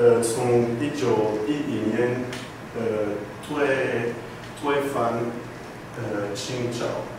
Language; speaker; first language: Chinese; non-native, learner; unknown